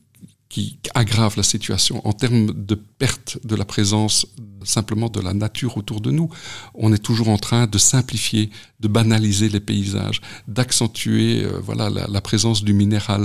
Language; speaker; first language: French; native; French